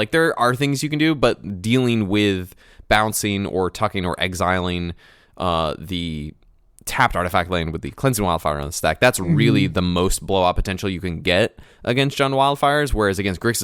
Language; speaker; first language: English; native; English